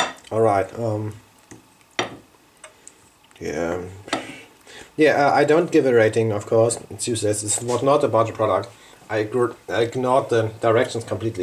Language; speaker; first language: English; non-native, fluent; German